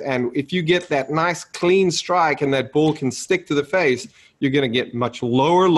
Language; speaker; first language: English; native; English